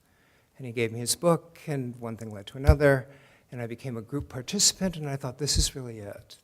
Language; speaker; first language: English; native; English